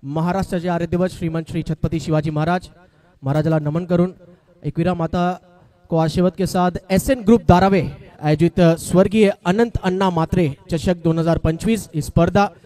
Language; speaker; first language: Hindi; non-native, local second language; Marathi